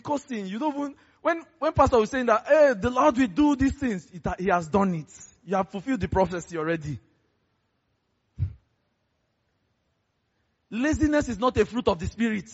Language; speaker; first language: English; non-native, local second language; Yoruba